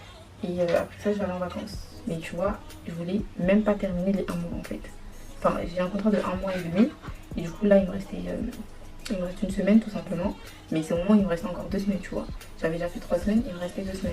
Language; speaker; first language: French; native; French